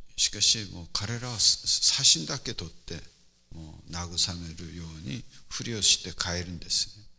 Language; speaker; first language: Japanese; non-native, fluent; Korean